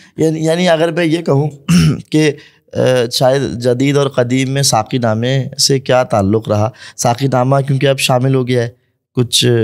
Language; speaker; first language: Urdu; native; Urdu